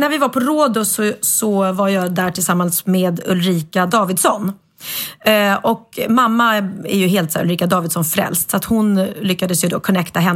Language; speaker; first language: Swedish; native; Swedish